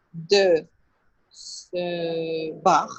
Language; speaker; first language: French; non-native, learner; Portuguese